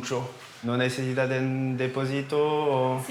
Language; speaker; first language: Spanish; non-native, learner; French